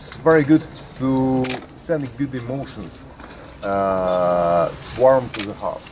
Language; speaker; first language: English; non-native, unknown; Ukrainian